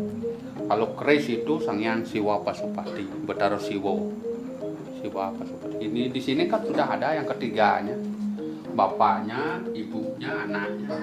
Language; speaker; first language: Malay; non-native, local second language; Balinese